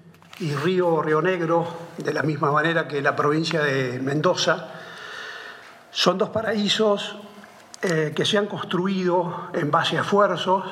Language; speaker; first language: Spanish; native; Spanish